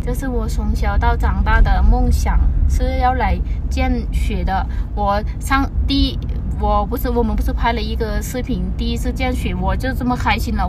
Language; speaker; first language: Chinese; non-native, fluent; Lao